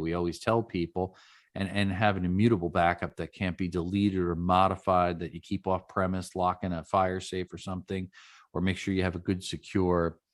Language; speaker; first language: English; native; English